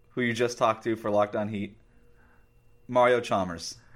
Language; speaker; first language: English; native; English